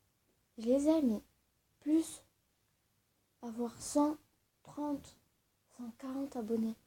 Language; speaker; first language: French; early bilingual, other home language; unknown